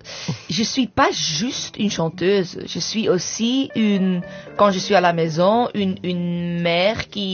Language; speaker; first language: French; non-native, fluent; English